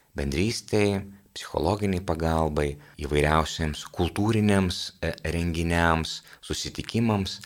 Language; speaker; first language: Lithuanian; native; Lithuanian